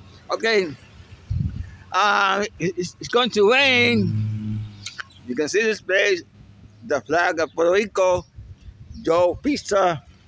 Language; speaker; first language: English; non-native, fluent; Spanish